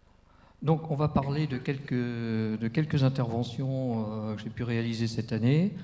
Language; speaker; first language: French; native; French